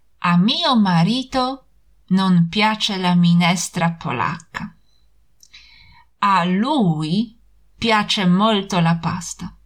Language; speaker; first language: Italian; non-native, fluent; Polish